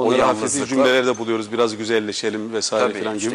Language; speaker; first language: Turkish; native; Turkish